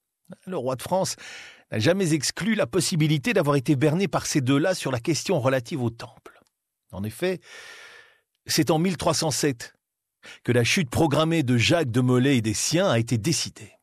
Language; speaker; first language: French; native; French